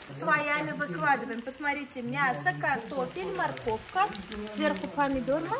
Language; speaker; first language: Russian; native; Russian